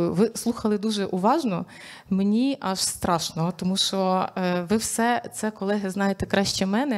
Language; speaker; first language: Ukrainian; native; Ukrainian